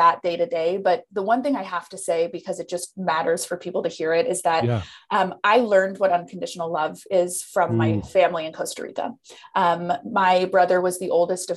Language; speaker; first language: English; native; English